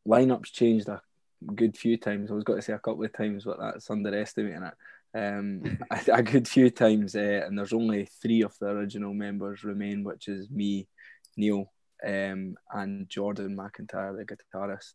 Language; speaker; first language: English; native; English